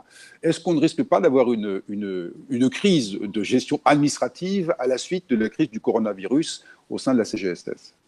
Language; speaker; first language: French; native; French